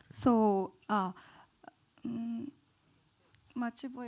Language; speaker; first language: Telugu; non-native, learner; Tamil